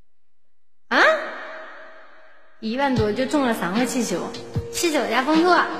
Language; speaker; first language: Chinese; native; Chinese